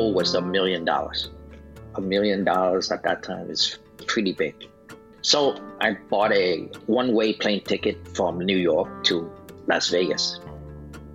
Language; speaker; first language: English; non-native, fluent; Vietnamese